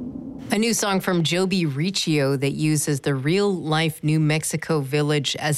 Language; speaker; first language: English; native; English